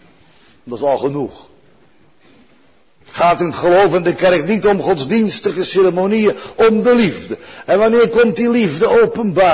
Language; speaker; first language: Dutch; native; Dutch